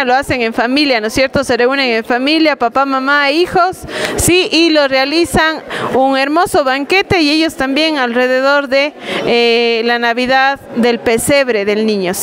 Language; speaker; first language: Spanish; native; Spanish